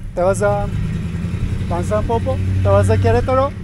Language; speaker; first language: Spanish; non-native, learner; Turkish